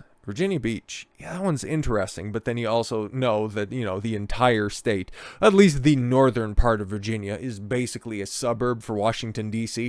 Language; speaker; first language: English; native; English